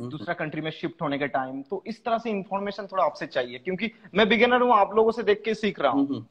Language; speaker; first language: Hindi; non-native, local second language; Bangla